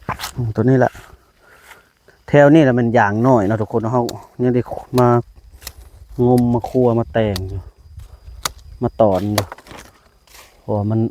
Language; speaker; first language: Thai; non-native, local second language; Lao